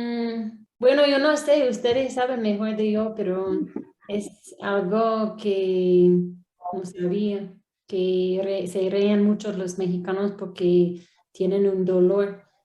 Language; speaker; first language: Spanish; non-native, learner; English